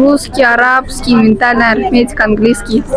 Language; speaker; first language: Russian; non-native, local second language; Kyrgyz